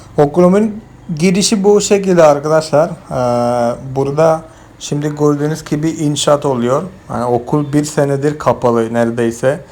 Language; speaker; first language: Turkish; non-native, fluent; Malayalam